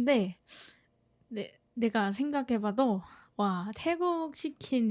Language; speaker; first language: Korean; non-native, fluent; Thai